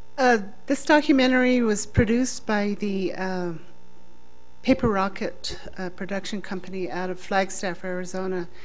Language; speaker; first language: English; native; English